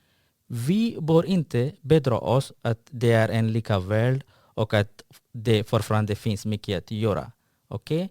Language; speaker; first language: Swedish; non-native, fluent; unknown